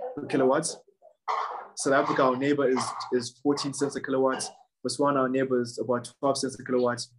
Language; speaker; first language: English; non-native, local second language; Shona